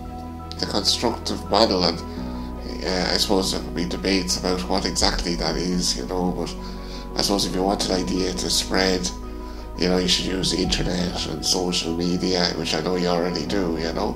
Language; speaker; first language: English; native; English